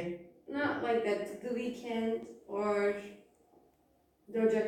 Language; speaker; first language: English; non-native, learner; Turkish